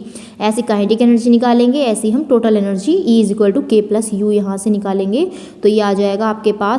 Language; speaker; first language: Hindi; native; Hindi